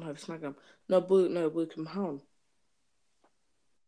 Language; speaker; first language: Danish; early bilingual, other home language; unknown